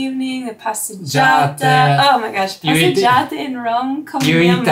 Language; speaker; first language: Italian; non-native, learner; English